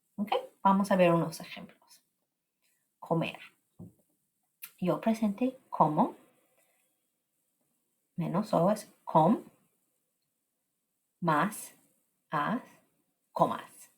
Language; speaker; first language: Spanish; non-native, fluent; English